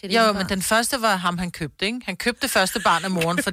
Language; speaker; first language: Danish; native; Danish